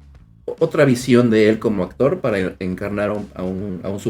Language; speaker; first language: Spanish; native; Spanish